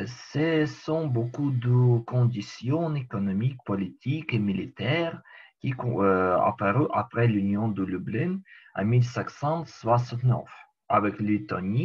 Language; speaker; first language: French; non-native, learner; Ukrainian